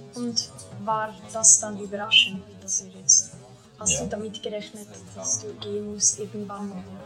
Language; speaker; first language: German; native; German